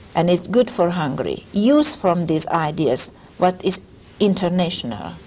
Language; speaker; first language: English; non-native, fluent; Hungarian